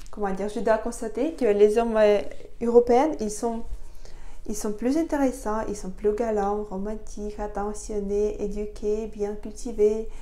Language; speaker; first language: French; non-native, fluent; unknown